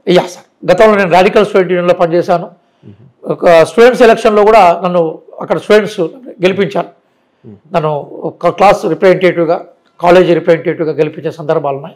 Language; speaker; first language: Telugu; non-native, local second language; Urdu